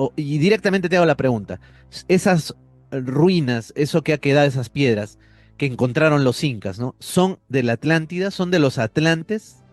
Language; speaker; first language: Spanish; native; Spanish